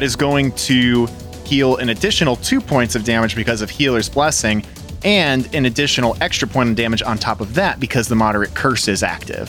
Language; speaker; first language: English; native; English